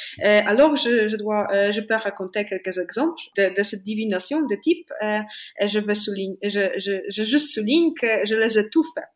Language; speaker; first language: French; non-native, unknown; Polish